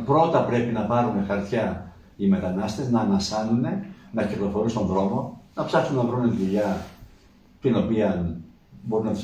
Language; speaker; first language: Greek; native; Greek